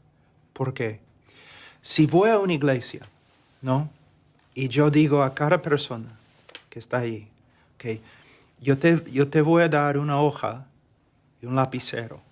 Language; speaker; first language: Spanish; non-native, fluent; English